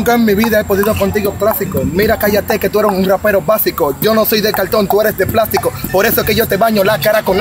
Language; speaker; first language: Spanish; native; Spanish